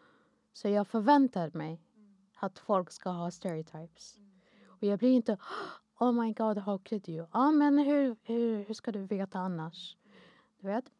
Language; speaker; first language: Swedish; non-native, fluent; Arabic